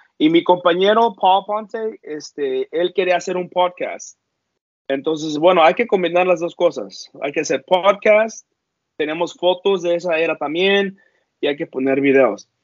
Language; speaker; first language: Spanish; early bilingual, heritage; Spanish